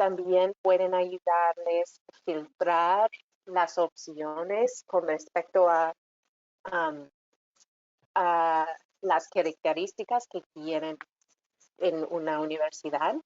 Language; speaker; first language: Spanish; non-native, fluent; English